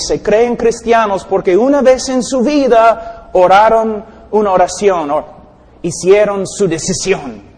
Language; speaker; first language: Spanish; non-native, fluent; English